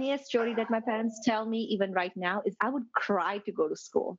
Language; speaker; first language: English; non-native, local second language; Gujarati